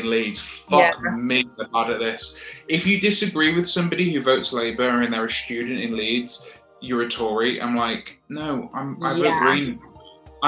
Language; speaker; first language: English; native; English